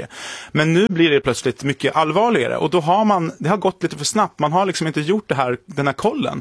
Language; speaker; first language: Swedish; native; Swedish